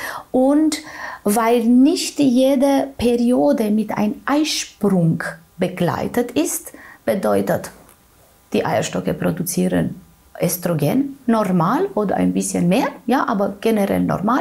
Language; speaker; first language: German; non-native, fluent; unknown